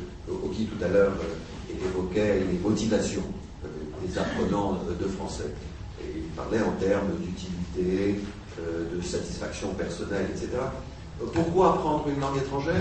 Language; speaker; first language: French; native; French